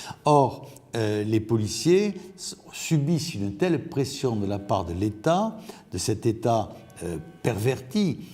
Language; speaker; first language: French; native; French